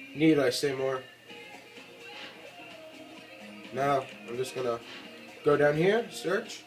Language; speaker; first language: English; native; English